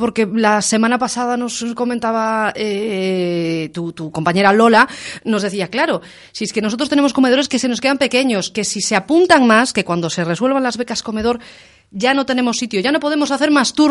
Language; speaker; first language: Spanish; native; Spanish